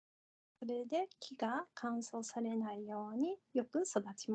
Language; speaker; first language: Japanese; non-native, fluent; Korean